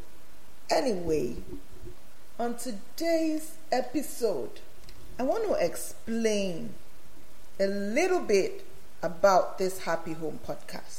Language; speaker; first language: English; non-native, local second language; Yoruba